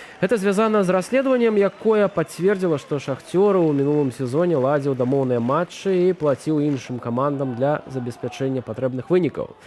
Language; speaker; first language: Belarusian; native; Belarusian